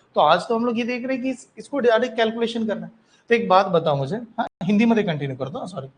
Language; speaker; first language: Hindi; non-native, local second language; Marathi